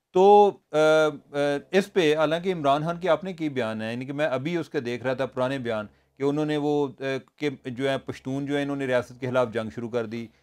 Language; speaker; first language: Urdu; non-native, local second language; Punjabi